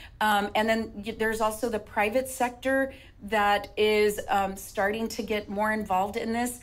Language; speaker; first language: English; native; English